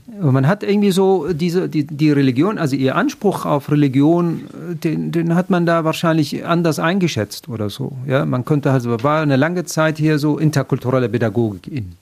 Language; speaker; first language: German; non-native, fluent; Arabic